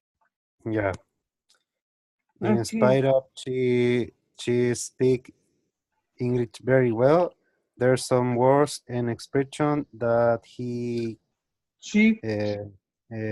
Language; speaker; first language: English; non-native, learner; Spanish